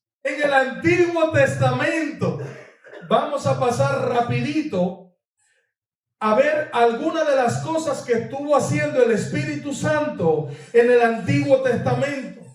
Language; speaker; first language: Spanish; native; Spanish